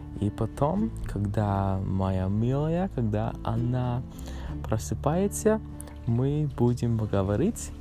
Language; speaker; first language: Russian; non-native, learner; English